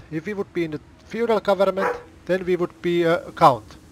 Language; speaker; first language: English; non-native, fluent; Finnish